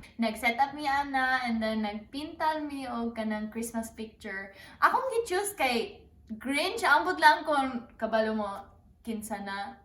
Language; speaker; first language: Cebuano; non-native, local second language; English